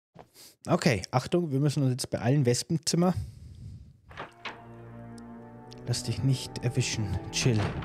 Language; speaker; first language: German; native; German